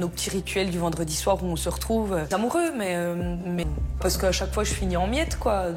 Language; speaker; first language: French; native; French